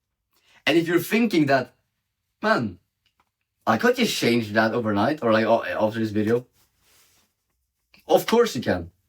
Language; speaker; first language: English; non-native, fluent; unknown